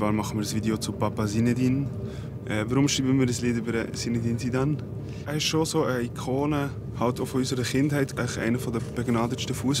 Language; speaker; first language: German; native; German